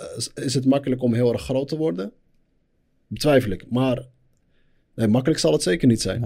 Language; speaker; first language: Dutch; early bilingual, other home language; Arabic